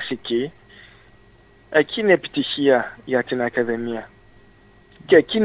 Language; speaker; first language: Greek; non-native, fluent; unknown